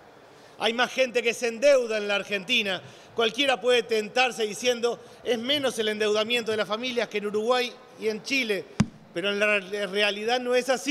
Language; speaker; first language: Spanish; native; Spanish